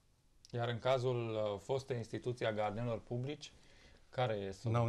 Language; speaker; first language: Romanian; native; Romanian